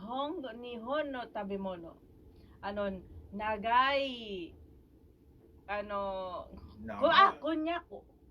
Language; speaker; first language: Japanese; non-native, fluent; Filipino